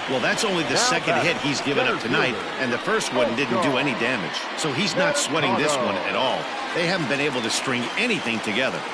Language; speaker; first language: English; native; English